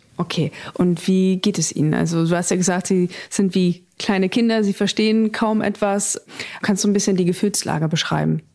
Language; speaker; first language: German; native; German